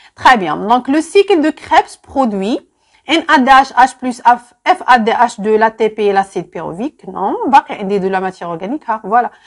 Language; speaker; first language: French; non-native, local second language; Arabic